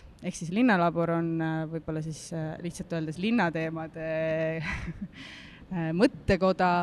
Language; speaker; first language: Estonian; native; Estonian